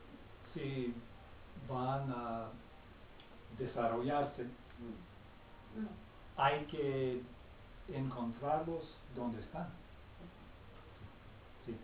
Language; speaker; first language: Spanish; non-native, fluent; English